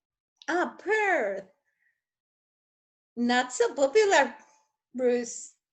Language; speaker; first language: English; non-native, fluent; Spanish